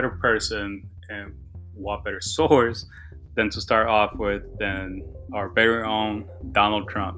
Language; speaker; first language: English; early bilingual, other home language; Spanish